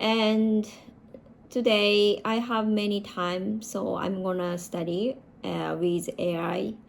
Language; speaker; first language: English; non-native, learner; Japanese